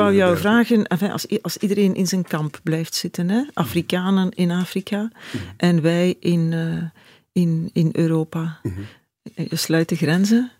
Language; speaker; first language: Dutch; native; Dutch